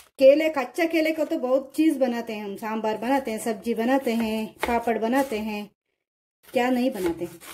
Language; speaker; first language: Hindi; non-native, local second language; Kannada